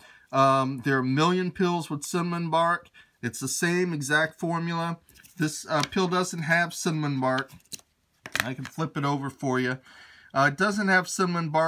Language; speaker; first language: English; native; English